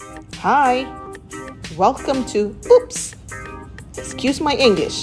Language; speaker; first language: English; non-native, local second language; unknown